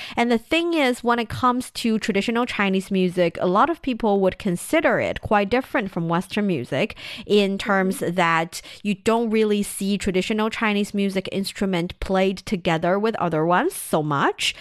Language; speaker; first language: English; non-native, fluent; Chinese